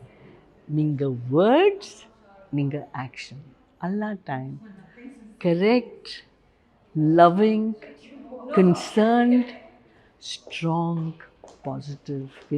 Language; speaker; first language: Tamil; non-native, learner; Hindi